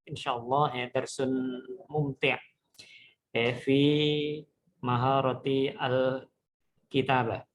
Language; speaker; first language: Arabic; non-native, fluent; Indonesian